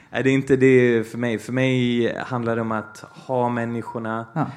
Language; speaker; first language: Swedish; early bilingual, other home language; Portuguese